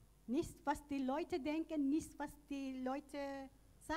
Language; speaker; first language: German; non-native, learner; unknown